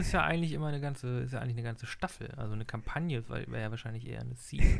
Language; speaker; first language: German; native; German